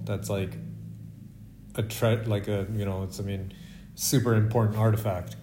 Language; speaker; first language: English; native; English